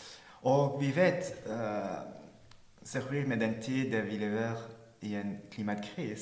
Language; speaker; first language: Swedish; non-native, fluent; French